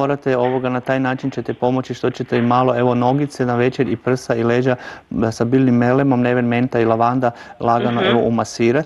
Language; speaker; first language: Croatian; native; Croatian